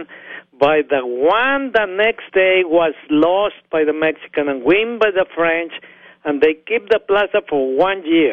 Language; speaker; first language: English; non-native, learner; Spanish